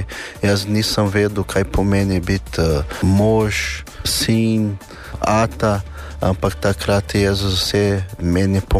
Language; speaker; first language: Slovenian; non-native, learner; Portuguese